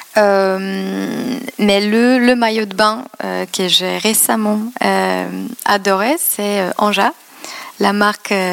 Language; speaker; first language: French; non-native, fluent; Polish